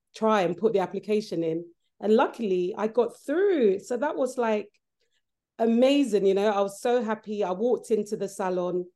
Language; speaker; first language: English; early bilingual, other home language; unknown